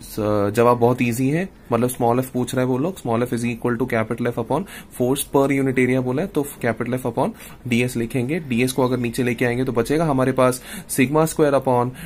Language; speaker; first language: Hindi; non-native, local second language; Malayalam